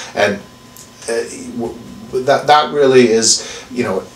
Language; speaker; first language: English; native; English